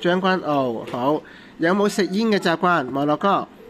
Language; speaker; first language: Cantonese; native; Cantonese